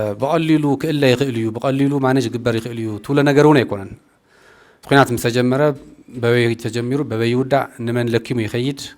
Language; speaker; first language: Tigrinya; native; Tigrinya